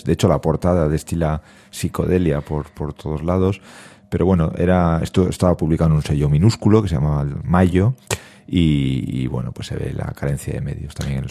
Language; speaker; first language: Spanish; native; Spanish